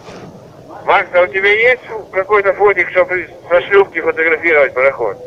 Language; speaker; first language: Russian; native; Russian